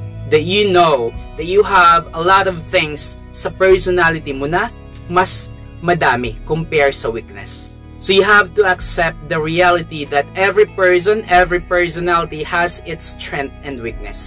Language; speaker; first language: English; non-native, local second language; Filipino